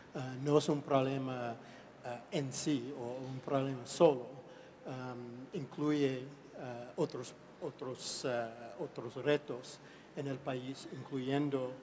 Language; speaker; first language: Spanish; non-native, fluent; English